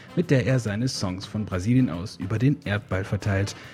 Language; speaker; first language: German; native; German